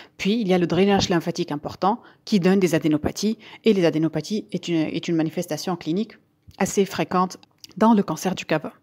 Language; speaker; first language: French; non-native, local second language; Arabic